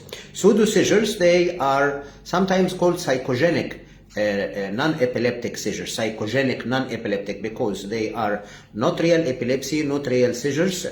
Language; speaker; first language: English; non-native, fluent; Arabic